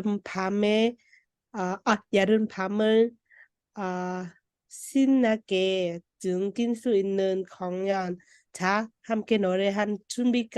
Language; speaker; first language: Korean; non-native, learner; Vietnamese